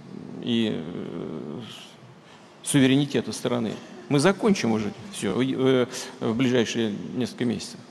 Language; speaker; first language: Russian; native; Russian